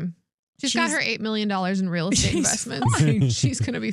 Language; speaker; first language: English; native; English